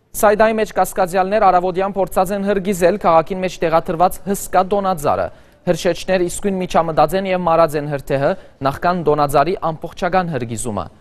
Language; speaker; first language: Armenian; early bilingual, heritage; Armenian